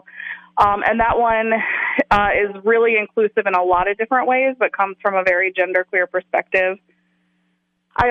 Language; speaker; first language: English; native; English